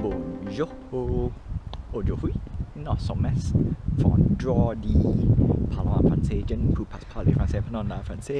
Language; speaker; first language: French; non-native, learner; English